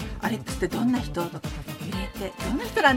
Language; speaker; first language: Japanese; native; Japanese